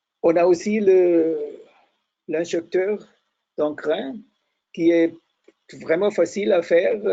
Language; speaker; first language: French; non-native, fluent; German